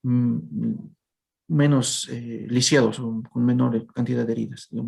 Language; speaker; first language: Spanish; native; Spanish